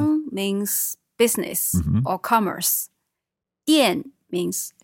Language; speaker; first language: English; non-native, fluent; Chinese